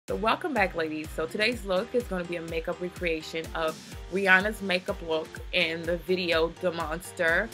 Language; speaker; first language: English; native; English